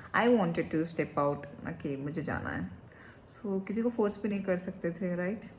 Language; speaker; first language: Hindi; non-native, local second language; Kannada